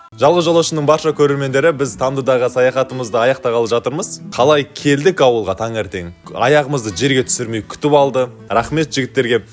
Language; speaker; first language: Kazakh; native; Kazakh